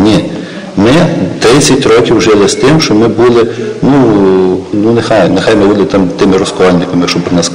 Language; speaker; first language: Ukrainian; native; Ukrainian